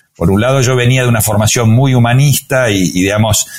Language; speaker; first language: Spanish; native; Spanish